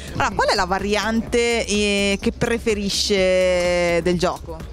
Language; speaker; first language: Italian; native; Italian